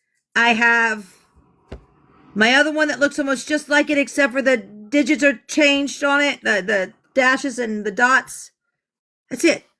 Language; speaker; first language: English; native; English